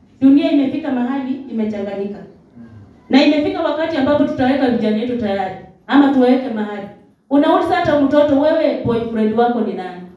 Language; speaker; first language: Swahili; native; Swahili